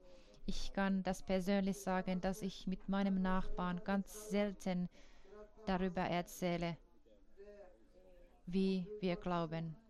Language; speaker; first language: German; non-native, fluent; Finnish